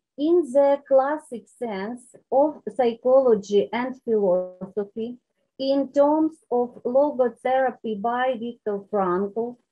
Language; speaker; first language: English; non-native, learner; Ukrainian